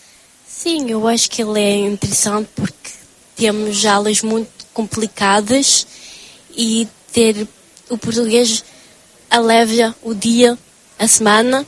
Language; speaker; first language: Portuguese; early bilingual, other home language; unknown